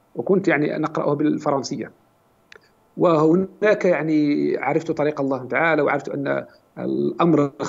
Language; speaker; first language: Arabic; native; Arabic